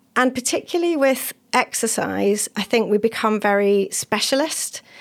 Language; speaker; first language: English; native; English